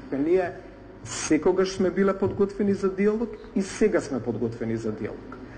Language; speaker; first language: Macedonian; native; Macedonian